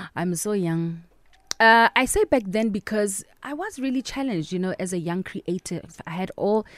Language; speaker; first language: English; non-native, local second language; Southern Sotho